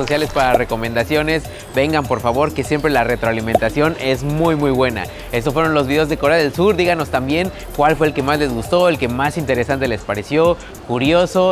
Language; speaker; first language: Spanish; native; Spanish